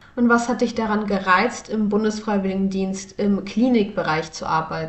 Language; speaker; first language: German; native; German